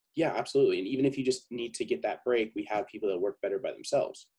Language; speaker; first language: English; native; English